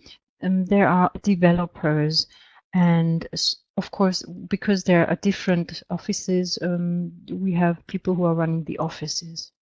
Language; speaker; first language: English; non-native, fluent; German